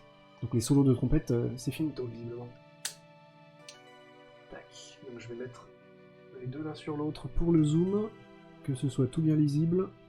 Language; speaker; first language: French; native; French